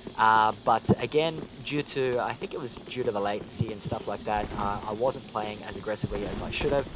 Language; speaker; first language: English; native; English